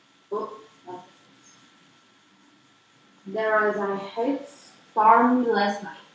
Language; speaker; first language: English; non-native, learner; Portuguese